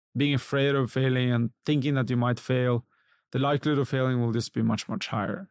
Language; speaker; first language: English; non-native, fluent; Norwegian